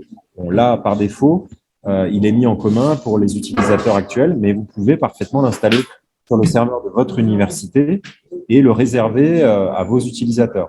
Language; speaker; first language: French; native; French